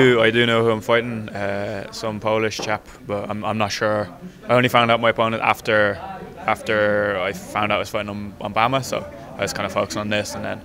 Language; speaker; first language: English; native; English